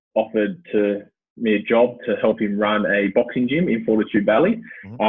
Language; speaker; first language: English; native; English